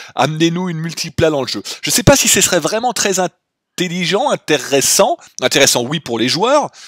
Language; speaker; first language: French; native; French